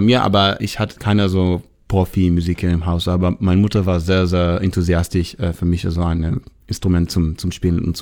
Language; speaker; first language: German; non-native, learner; Hebrew